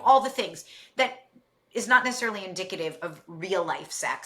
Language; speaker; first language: English; native; English